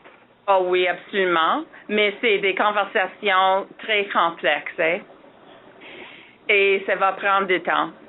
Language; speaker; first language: French; non-native, fluent; English